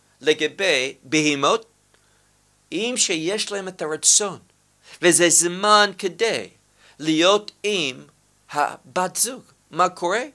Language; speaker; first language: Hebrew; non-native, fluent; English